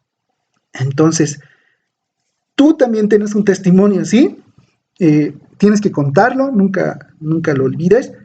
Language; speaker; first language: Spanish; native; Spanish